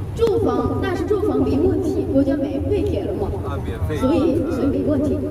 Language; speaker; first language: Chinese; non-native, fluent; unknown